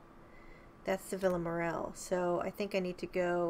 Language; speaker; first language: English; native; English